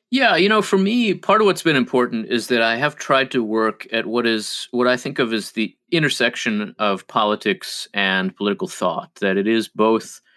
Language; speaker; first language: English; early bilingual, other home language; Hebrew